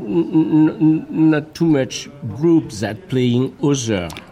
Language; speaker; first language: English; non-native, learner; French